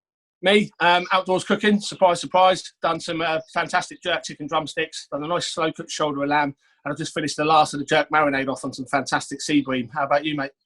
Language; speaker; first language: English; native; English